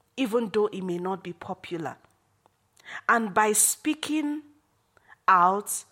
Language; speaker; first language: English; non-native, local second language; Igbo